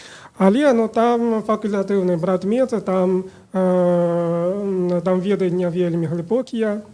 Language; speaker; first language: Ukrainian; non-native, fluent; Chinese